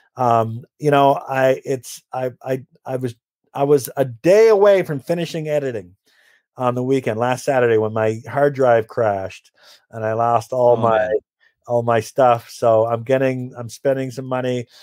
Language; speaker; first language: English; native; English